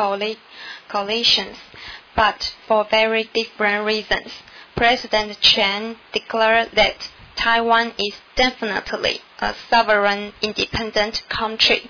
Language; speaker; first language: English; non-native, learner; Min Nan Chinese